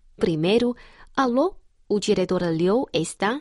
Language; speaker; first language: Portuguese; non-native, fluent; Chinese